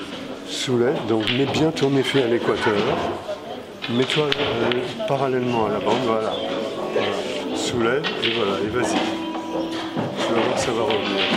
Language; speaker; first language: French; native; French